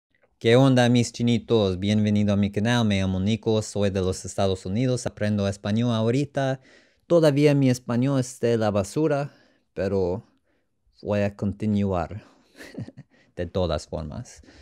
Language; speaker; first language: Spanish; non-native, learner; English